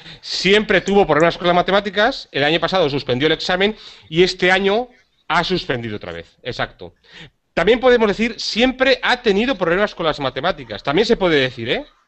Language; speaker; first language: Spanish; native; Spanish